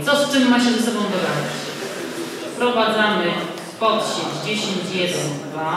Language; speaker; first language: Polish; native; Polish